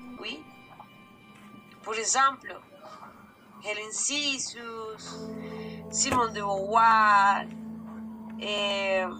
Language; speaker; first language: French; non-native, learner; Spanish